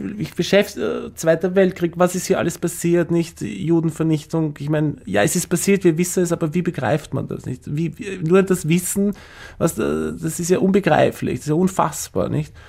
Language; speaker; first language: German; native; German